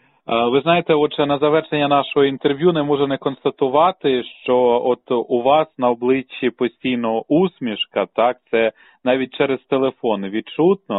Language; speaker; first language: Ukrainian; native; Ukrainian